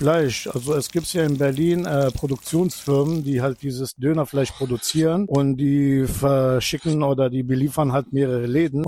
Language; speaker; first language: German; non-native, fluent; Turkish